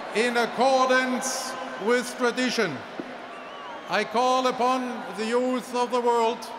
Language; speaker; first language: English; non-native, fluent; German